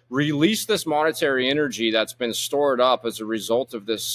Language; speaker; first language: English; native; English